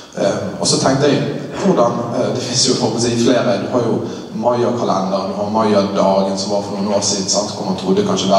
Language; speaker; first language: Norwegian; native; Norwegian